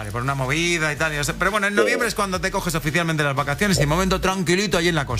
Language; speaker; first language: Spanish; native; Spanish